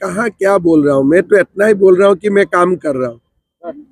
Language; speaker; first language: Hindi; non-native, local second language; Assamese